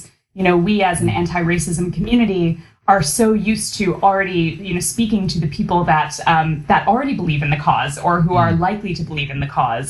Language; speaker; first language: English; native; English